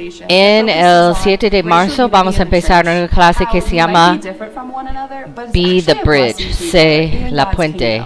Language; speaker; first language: Spanish; non-native, fluent; English